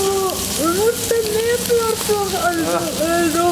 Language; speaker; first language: Turkish; non-native, learner; Russian